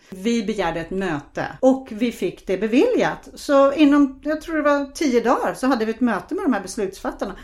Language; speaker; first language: Swedish; non-native, fluent; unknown